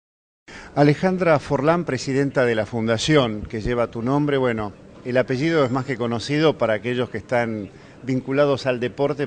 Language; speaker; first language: Spanish; native; Spanish